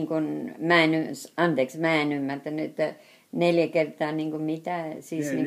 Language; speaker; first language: Finnish; early bilingual, heritage; Finnish